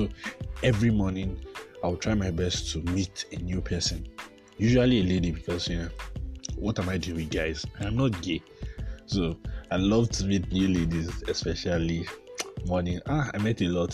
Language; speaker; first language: English; non-native, local second language; Yoruba